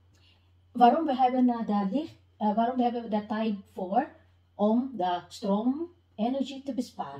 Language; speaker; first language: Dutch; non-native, learner; Filipino